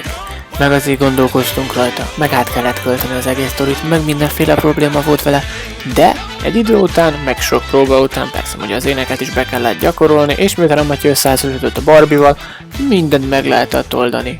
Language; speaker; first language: Hungarian; native; Hungarian